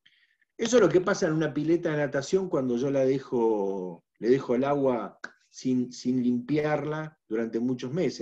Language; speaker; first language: Spanish; native; Spanish